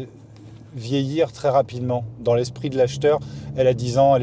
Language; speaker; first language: French; native; French